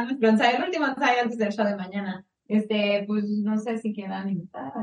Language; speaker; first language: Spanish; early bilingual, heritage; Spanish